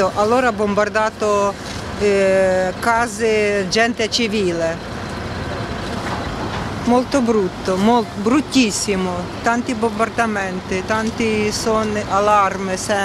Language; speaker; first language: Italian; non-native, learner; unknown